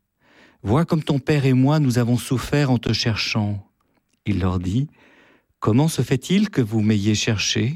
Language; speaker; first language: French; native; French